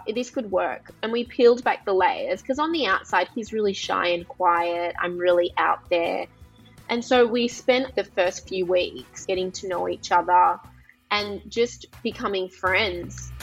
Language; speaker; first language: English; early bilingual, other home language; Greek